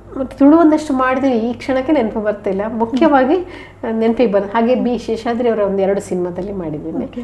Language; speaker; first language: Kannada; non-native, local second language; Konkani